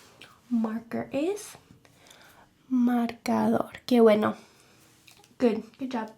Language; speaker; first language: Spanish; non-native, learner; English